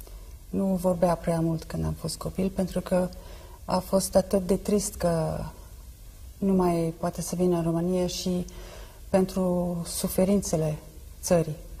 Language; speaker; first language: Romanian; non-native, fluent; French